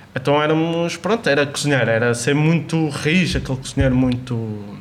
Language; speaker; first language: Portuguese; native; Portuguese